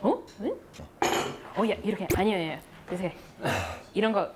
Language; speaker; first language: Korean; non-native, learner; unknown